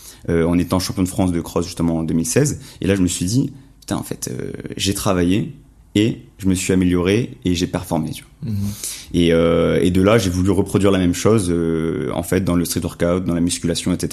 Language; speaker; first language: French; native; French